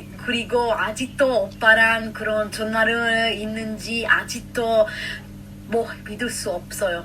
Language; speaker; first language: Korean; non-native, fluent; Italian